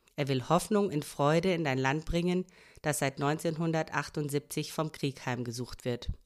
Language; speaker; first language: German; native; German